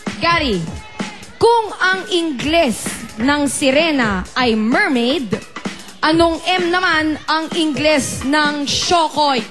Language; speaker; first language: Filipino; native; Filipino